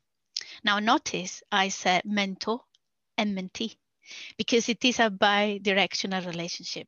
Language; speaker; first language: English; non-native, fluent; Spanish